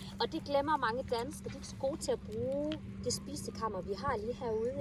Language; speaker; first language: Danish; native; Danish